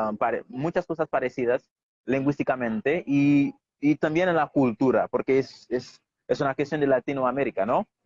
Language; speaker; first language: Spanish; non-native, fluent; Haitian Creole